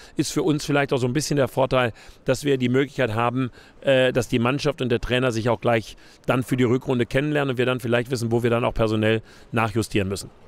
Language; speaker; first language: German; native; German